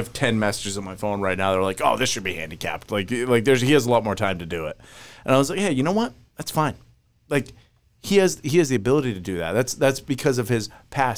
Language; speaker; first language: English; native; English